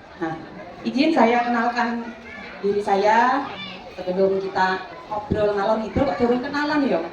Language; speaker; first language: Indonesian; non-native, local second language; Madurese